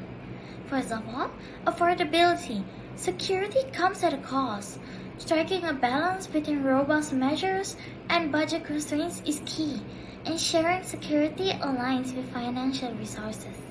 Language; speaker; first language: English; non-native, local second language; Malay